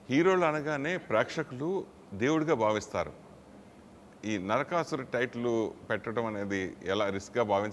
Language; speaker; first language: Telugu; native; Telugu